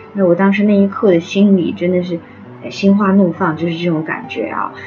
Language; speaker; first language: Chinese; non-native, local second language; Uyghur